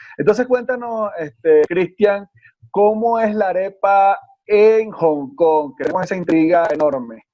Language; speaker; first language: Spanish; native; Spanish